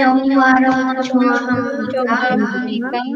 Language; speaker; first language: Korean; non-native, learner; Indonesian